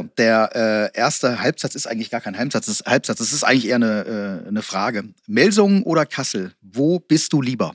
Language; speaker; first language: German; native; German